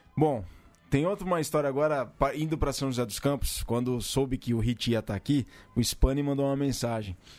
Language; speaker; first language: Portuguese; native; Portuguese